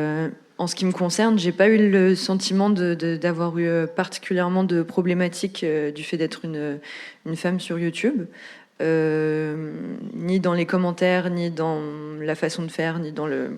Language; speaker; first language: French; native; French